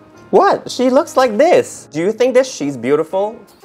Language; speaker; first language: English; non-native, local second language; Cantonese